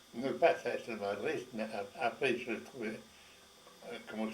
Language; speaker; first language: French; non-native, fluent; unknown